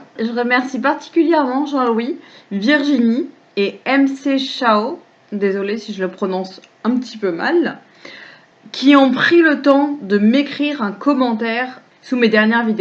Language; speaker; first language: French; native; French